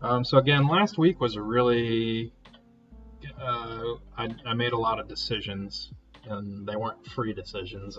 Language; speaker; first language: English; native; English